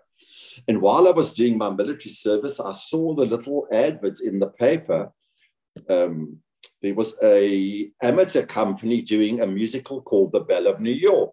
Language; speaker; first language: English; native; English